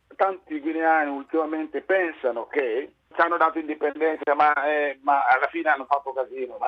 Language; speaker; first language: Italian; non-native, fluent; Upper Guinea Crioulo